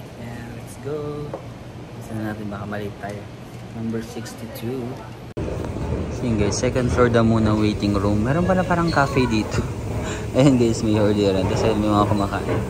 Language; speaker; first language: Filipino; native; Filipino